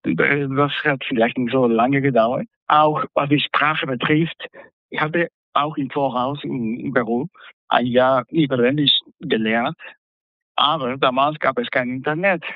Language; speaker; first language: German; non-native, fluent; Spanish